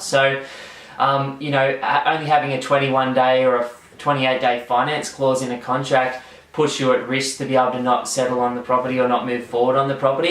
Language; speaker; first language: English; native; English